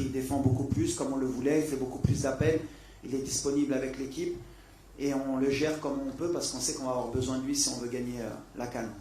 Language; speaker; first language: French; native; French